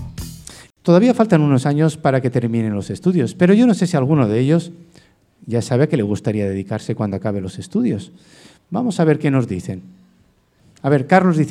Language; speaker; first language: Spanish; native; Spanish